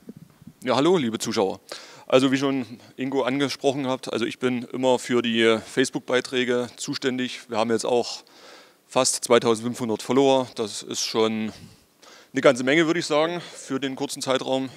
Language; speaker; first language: German; native; German